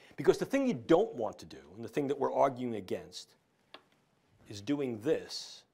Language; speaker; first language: English; native; English